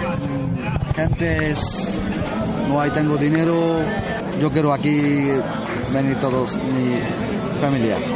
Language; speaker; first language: Spanish; non-native, learner; Bangla